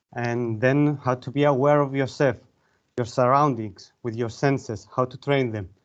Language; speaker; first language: English; non-native, fluent; Greek